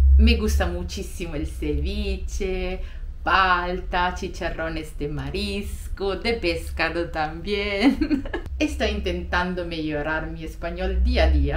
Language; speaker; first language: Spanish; non-native, learner; Italian